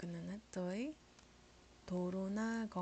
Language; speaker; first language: Korean; non-native, learner; Iloko